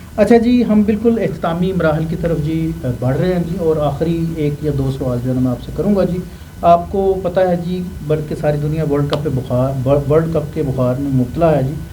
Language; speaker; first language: Urdu; non-native, local second language; Punjabi